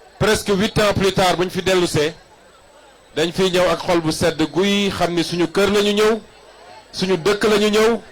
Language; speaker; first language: Wolof; non-native, local second language; Serer